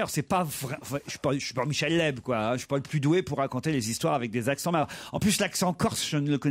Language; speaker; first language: French; native; French